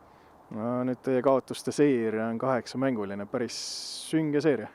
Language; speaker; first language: Estonian; native; Estonian